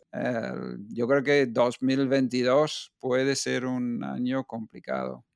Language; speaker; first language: Spanish; non-native, fluent; English